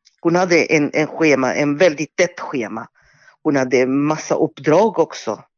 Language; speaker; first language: Swedish; non-native, fluent; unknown